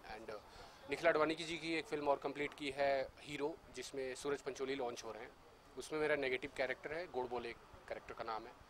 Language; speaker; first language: Hindi; non-native, local second language; Bhojpuri